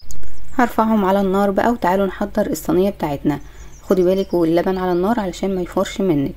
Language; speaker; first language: Arabic; native; Arabic